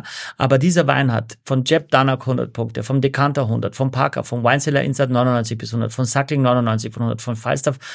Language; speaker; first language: German; native; German